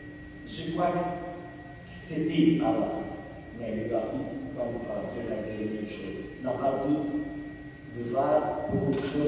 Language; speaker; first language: French; non-native, fluent; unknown